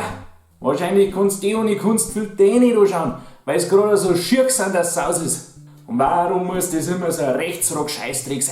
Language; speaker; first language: German; native; German